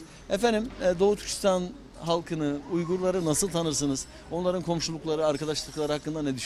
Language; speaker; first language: Turkish; native; Turkish